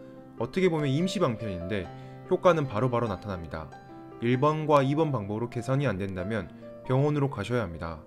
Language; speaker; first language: Korean; native; Korean